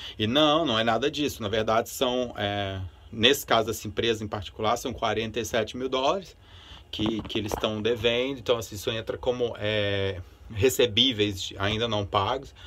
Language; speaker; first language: Portuguese; early bilingual, other home language; Spanish